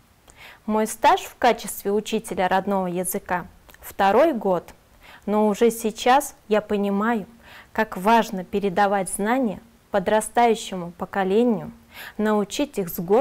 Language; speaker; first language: Russian; non-native, local second language; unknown